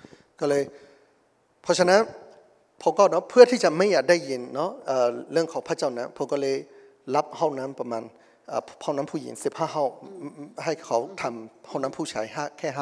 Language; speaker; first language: Thai; non-native, fluent; Burmese